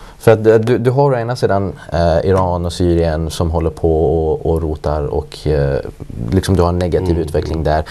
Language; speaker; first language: Swedish; early bilingual, other home language; Persian